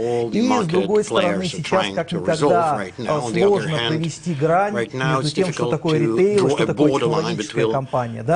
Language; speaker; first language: Russian; native; Russian